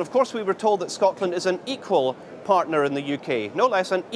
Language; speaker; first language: English; native; English